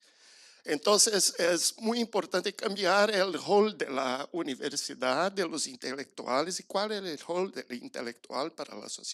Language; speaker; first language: Spanish; non-native, learner; Portuguese